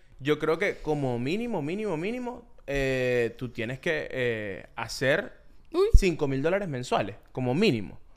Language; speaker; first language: Spanish; native; Spanish